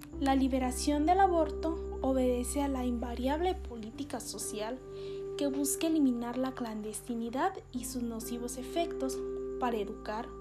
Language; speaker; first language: Spanish; native; Spanish